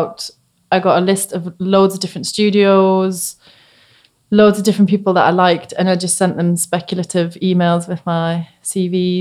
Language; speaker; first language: English; native; English